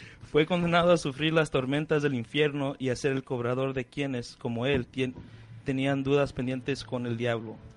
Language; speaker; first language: Spanish; native; Spanish